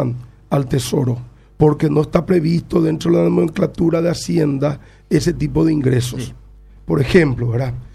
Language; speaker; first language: Spanish; native; Spanish